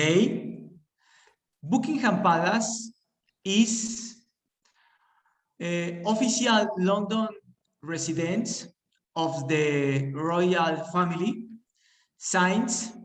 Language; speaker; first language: English; non-native, learner; Spanish